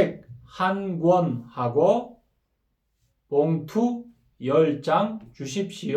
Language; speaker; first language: Korean; non-native, fluent; Kyrgyz